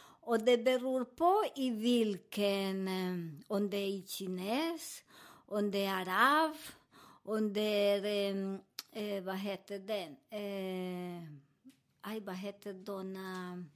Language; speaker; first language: Swedish; non-native, learner; Spanish